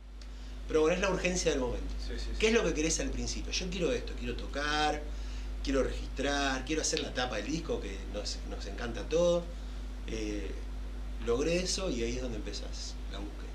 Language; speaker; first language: Spanish; native; Spanish